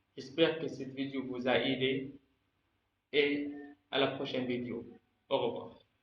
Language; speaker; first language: French; non-native, fluent; Arabic